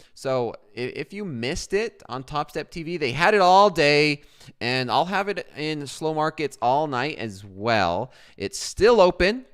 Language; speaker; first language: English; native; English